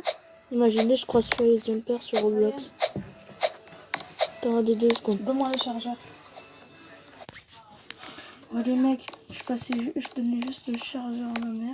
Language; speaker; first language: French; native; French